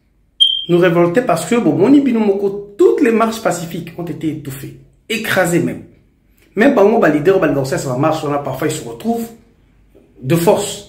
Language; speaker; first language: French; non-native, local second language; Lingala